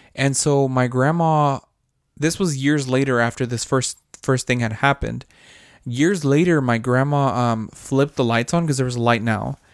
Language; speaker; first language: English; early bilingual, other home language; Spanish